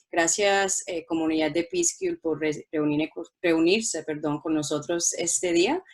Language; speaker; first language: Spanish; non-native, local second language; English